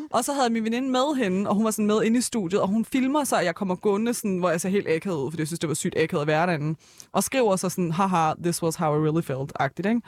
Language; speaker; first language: Danish; early bilingual, other home language; Persian